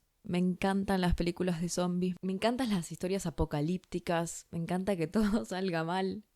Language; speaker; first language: Spanish; native; Spanish